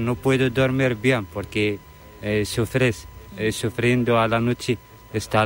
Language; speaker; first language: Spanish; non-native, learner; Arabic